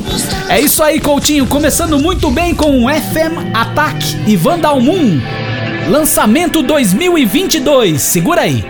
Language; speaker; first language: Portuguese; native; Portuguese